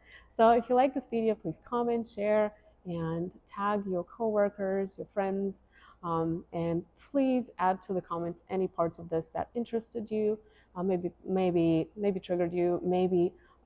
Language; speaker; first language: English; non-native, fluent; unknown